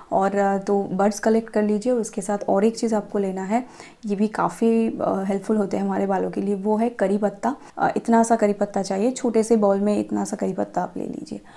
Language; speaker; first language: Hindi; non-native, local second language; Bangla